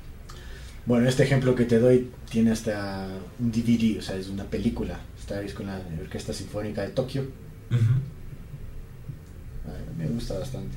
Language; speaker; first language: Spanish; native; Spanish